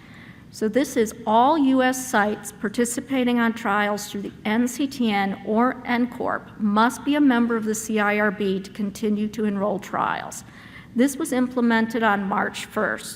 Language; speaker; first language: English; native; English